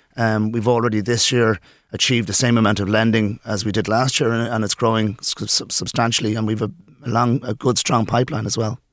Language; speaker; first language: English; native; English